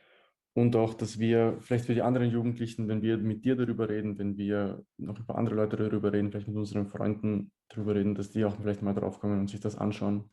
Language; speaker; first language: German; early bilingual, other home language; Bosnian